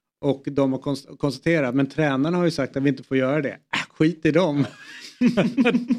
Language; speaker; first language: Swedish; native; Swedish